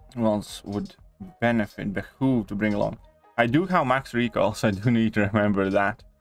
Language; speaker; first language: English; non-native, fluent; Latvian